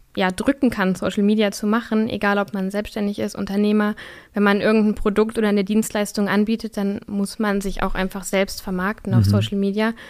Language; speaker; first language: German; native; German